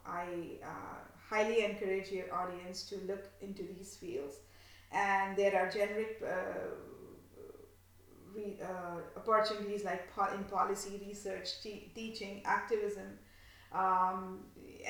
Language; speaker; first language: English; non-native, local second language; Bangla